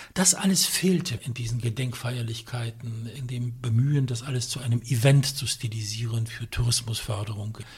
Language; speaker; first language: German; non-native, fluent; Polish